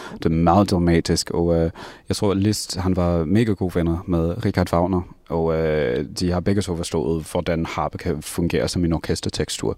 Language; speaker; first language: Danish; non-native, fluent; English